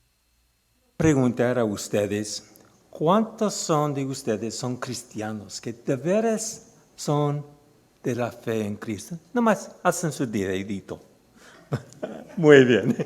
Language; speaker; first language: Spanish; non-native, fluent; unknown